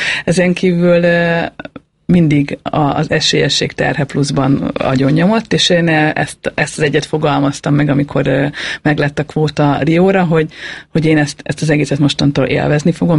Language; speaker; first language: Hungarian; native; Hungarian